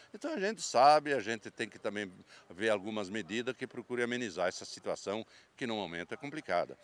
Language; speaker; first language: Portuguese; native; Portuguese